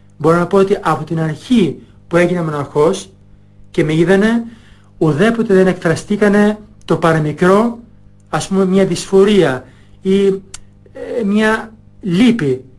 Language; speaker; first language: Greek; non-native, fluent; Albanian